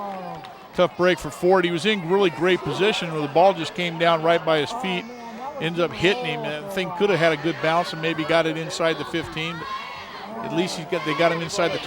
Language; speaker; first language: English; native; English